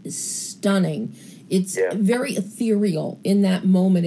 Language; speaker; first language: English; native; English